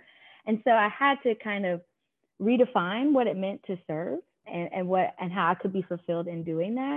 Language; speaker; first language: English; native; English